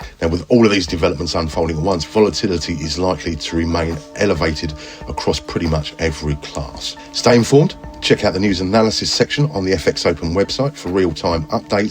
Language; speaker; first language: English; native; English